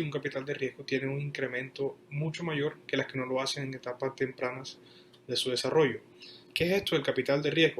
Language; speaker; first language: Spanish; native; Spanish